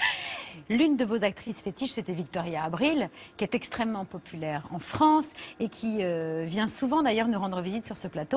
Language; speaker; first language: French; native; French